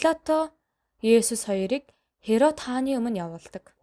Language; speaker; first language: Mongolian; non-native, fluent; Korean